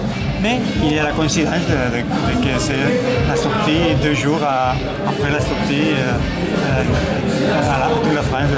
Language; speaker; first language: French; non-native, learner; Catalan